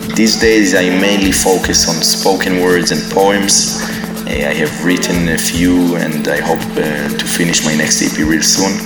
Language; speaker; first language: English; non-native, fluent; Hebrew